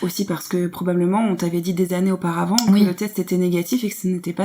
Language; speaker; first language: French; native; French